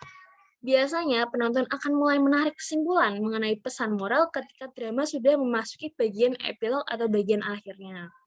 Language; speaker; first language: Indonesian; native; Indonesian